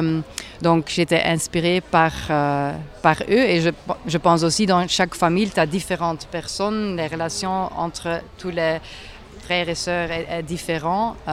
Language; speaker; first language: French; non-native, local second language; Dutch